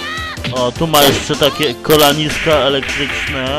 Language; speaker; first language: Polish; native; Polish